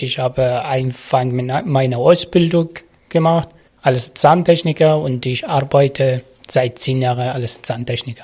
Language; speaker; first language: German; non-native, learner; Arabic